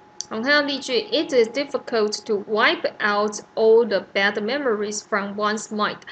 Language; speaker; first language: English; non-native, fluent; Chinese